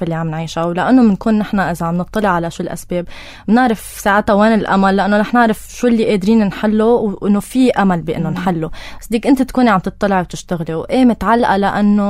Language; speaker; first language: Arabic; native; Arabic